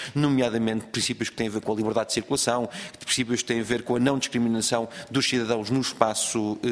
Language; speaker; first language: Portuguese; native; Portuguese